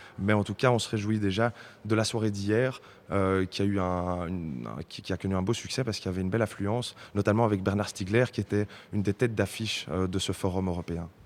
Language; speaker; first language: French; native; French